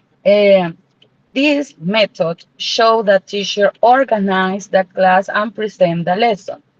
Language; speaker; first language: English; non-native, learner; Spanish